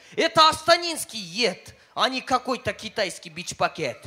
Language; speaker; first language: Russian; non-native, local second language; Kazakh